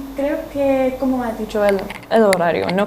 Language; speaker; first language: Spanish; non-native, fluent; English